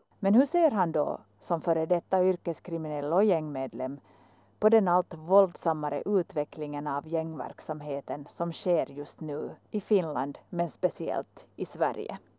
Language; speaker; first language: Swedish; native; Swedish